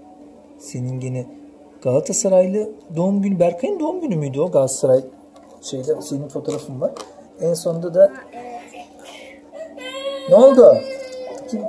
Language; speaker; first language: Turkish; native; Turkish